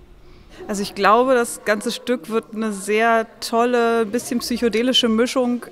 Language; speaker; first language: German; native; German